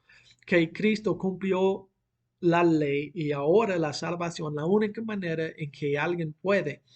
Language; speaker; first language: Spanish; non-native, fluent; English